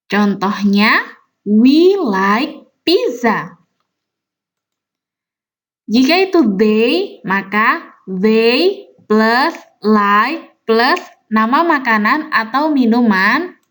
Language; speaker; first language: English; non-native, learner; Indonesian